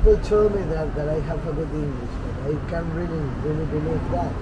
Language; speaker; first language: English; non-native, learner; Spanish